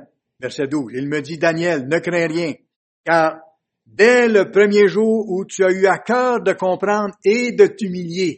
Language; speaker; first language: French; native; French